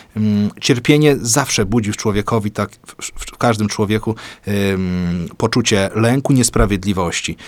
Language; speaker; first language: Polish; native; Polish